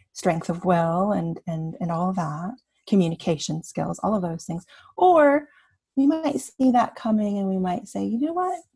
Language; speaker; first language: English; native; English